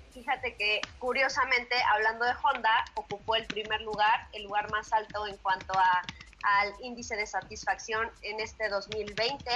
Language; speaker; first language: Spanish; native; Spanish